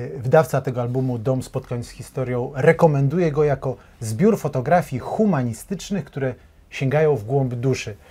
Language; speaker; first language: Polish; native; Polish